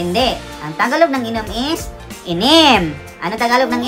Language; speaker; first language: Filipino; non-native, local second language; Cebuano